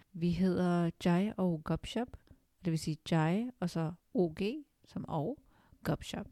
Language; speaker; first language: Danish; native; Danish